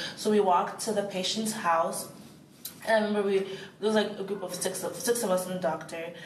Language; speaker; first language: English; native; English